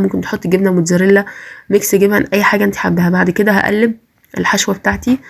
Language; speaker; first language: Arabic; native; Arabic